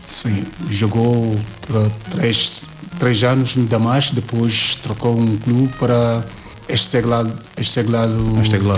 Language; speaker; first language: Portuguese; non-native, learner; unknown